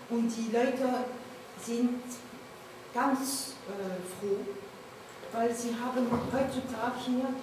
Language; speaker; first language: German; non-native, learner; French